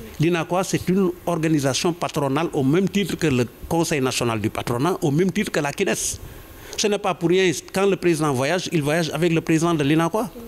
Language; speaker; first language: French; non-native, local second language; Wolof